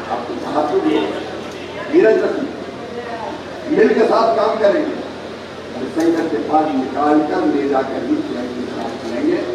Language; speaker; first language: Hindi; native; Hindi